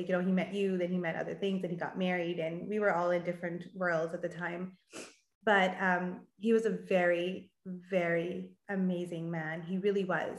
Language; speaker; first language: English; native; English